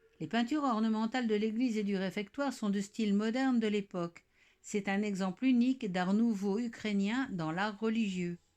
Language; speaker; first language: French; native; French